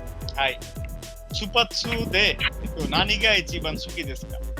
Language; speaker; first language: Japanese; non-native, fluent; Bangla